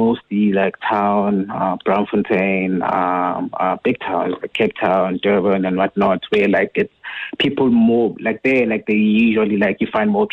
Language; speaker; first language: English; non-native, local second language; Zulu